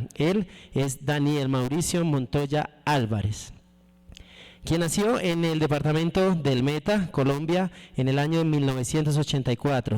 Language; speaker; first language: Spanish; native; Spanish